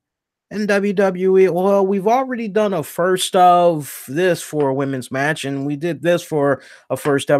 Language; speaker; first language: English; native; English